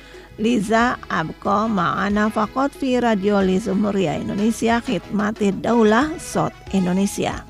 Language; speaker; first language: Arabic; non-native, fluent; Indonesian